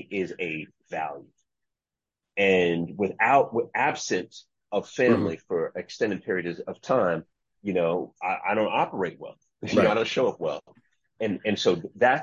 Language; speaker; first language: English; native; English